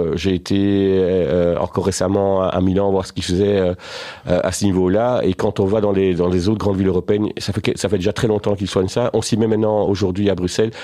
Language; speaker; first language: French; native; French